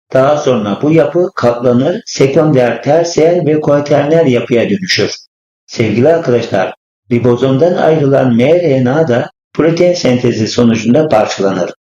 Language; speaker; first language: Turkish; native; Turkish